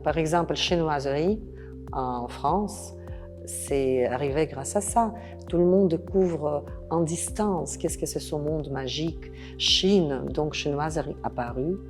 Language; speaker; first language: French; non-native, fluent; Russian